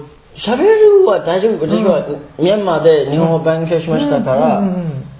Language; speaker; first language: Japanese; non-native, learner; Burmese